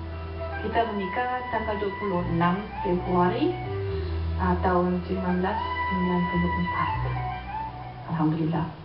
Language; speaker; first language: Indonesian; non-native, learner; German